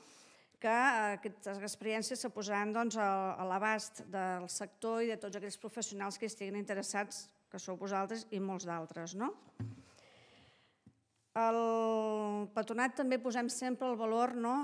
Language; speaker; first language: Catalan; native; Catalan